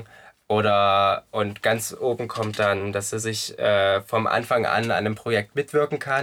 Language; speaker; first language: German; native; German